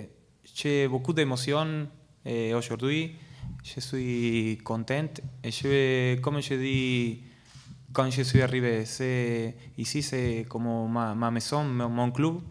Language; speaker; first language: French; non-native, learner; Spanish